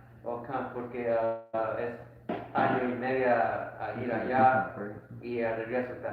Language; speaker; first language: Spanish; early bilingual, heritage; Spanish